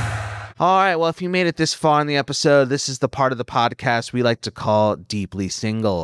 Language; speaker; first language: English; native; English